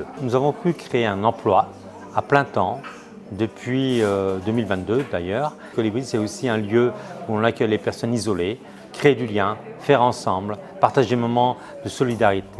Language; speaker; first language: French; native; French